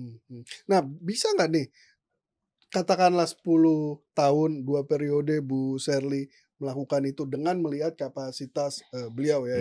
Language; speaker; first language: Indonesian; native; Indonesian